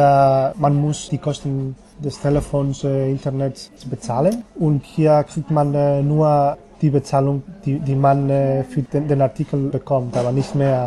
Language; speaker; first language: German; non-native, fluent; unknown